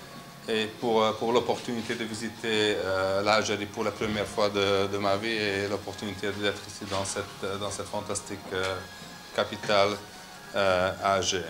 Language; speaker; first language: French; non-native, fluent; Hungarian